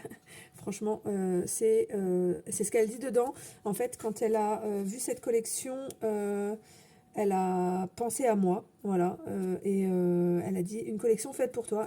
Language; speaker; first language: French; native; French